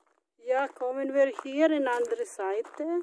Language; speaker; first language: German; non-native, learner; Filipino